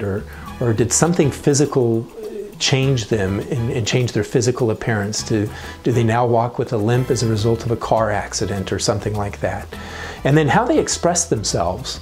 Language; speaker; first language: English; native; English